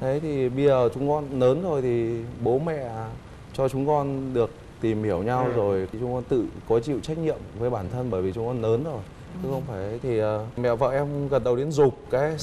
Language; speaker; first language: Vietnamese; native; Vietnamese